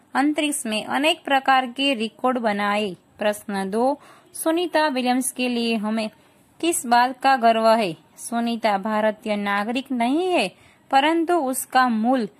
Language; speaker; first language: Hindi; non-native, local second language; Gujarati